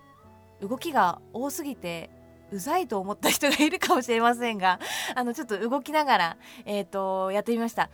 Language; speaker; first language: Japanese; native; Japanese